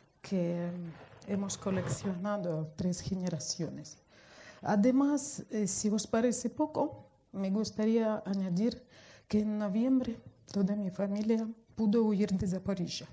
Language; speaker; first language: Spanish; non-native, fluent; Russian